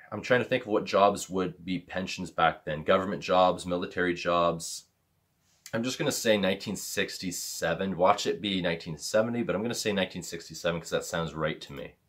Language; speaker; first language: English; native; English